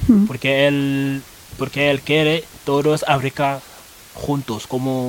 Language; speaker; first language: Spanish; non-native, learner; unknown